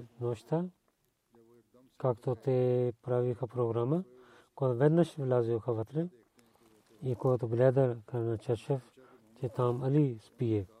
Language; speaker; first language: Bulgarian; non-native, fluent; Urdu